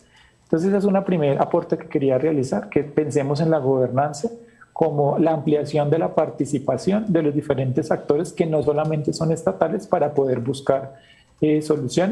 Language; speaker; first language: Spanish; native; Spanish